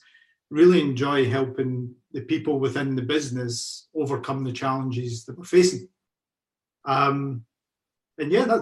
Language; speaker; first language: English; native; English